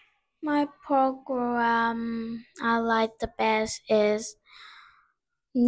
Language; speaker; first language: English; non-native, learner; Vietnamese